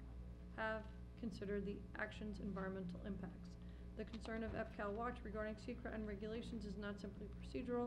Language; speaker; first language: English; native; English